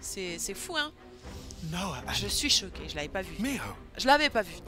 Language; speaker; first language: French; native; French